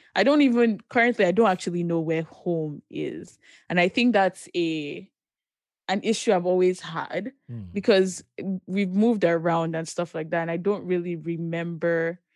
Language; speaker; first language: English; non-native, local second language; Yoruba